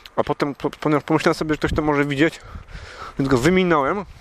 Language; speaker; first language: English; non-native, learner; Polish